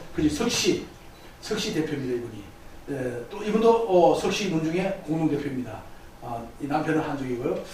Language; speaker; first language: Korean; native; Korean